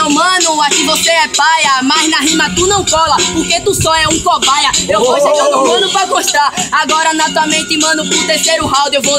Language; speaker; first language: Portuguese; native; Portuguese